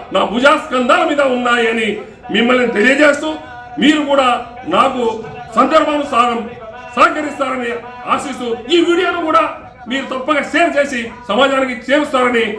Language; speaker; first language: Telugu; non-native, local second language; Lambadi